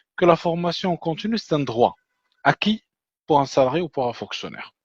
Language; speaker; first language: French; non-native, local second language; Arabic